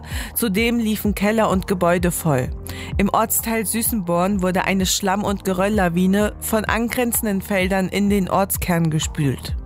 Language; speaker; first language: German; native; German